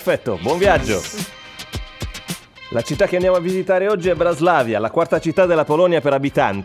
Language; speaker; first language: Italian; native; Italian